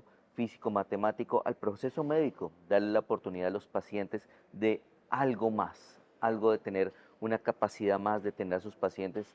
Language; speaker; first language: Spanish; native; Spanish